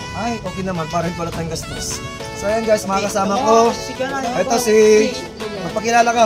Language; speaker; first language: Filipino; non-native, local second language; Iloko